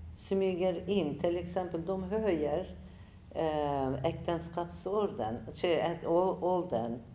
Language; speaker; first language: Swedish; non-native, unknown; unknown